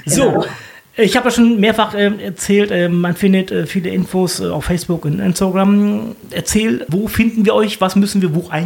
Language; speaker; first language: German; native; German